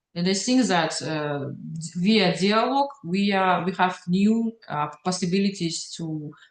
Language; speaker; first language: English; non-native, learner; Russian